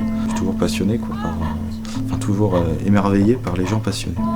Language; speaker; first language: French; native; French